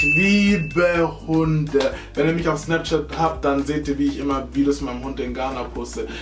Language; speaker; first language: German; early bilingual, heritage; German